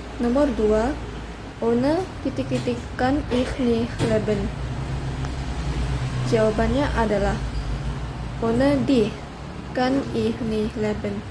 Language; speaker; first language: German; non-native, learner; Indonesian